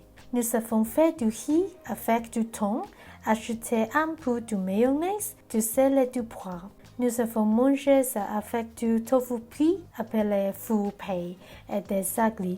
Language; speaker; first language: French; non-native, learner; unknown